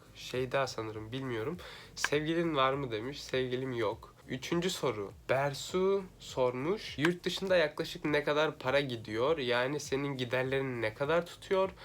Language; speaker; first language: Turkish; native; Turkish